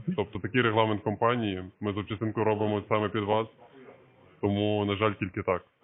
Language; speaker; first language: Ukrainian; native; Ukrainian